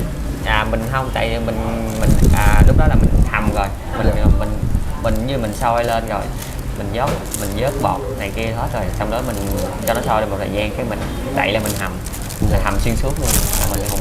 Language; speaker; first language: Vietnamese; native; Vietnamese